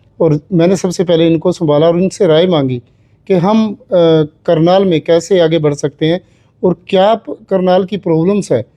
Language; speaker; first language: Hindi; native; Hindi